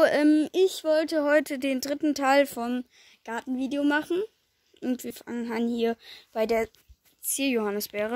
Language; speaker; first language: German; native; German